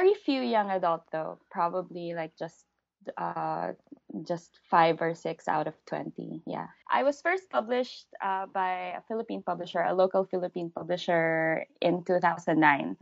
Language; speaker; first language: English; native; English